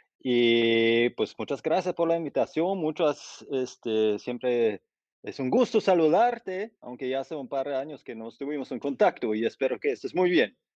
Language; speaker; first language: Spanish; non-native, fluent; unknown